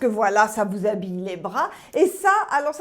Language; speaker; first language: French; native; French